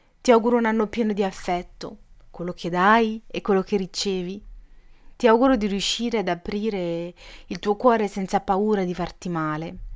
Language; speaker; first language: Italian; native; Italian